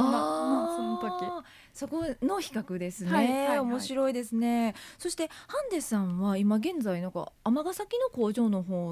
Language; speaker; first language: Japanese; native; Japanese